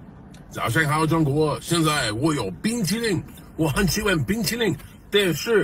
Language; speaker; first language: Chinese; non-native, learner; English